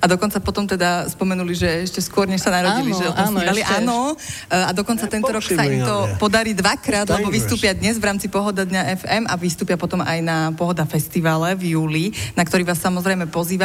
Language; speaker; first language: Slovak; native; Slovak